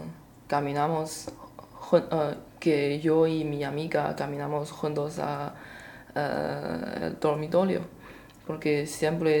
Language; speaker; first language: Spanish; non-native, learner; Chinese